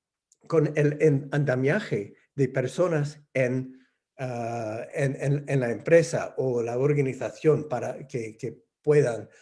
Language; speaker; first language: Spanish; non-native, fluent; English